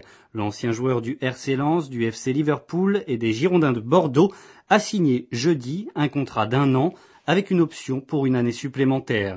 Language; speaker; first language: French; native; French